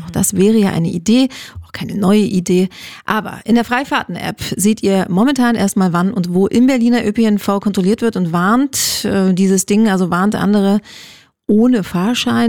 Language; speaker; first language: German; native; German